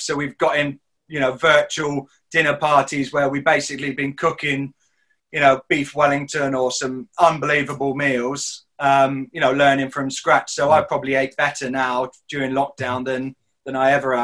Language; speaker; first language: English; native; English